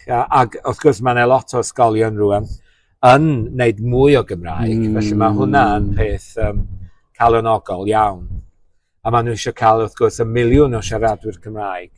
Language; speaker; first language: Welsh; native; Welsh